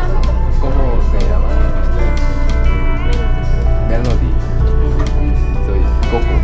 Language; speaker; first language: Spanish; non-native, learner; Korean